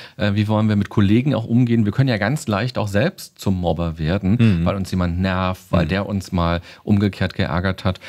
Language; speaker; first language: German; native; German